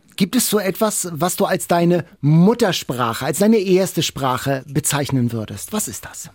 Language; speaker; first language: German; native; German